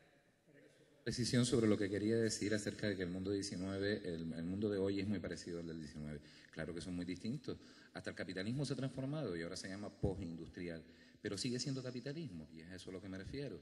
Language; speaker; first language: Spanish; native; Spanish